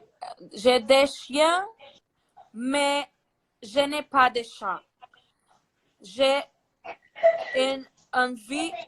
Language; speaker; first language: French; non-native, learner; Portuguese